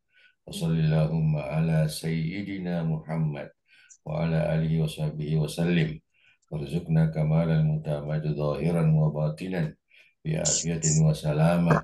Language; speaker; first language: Arabic; non-native, fluent; Indonesian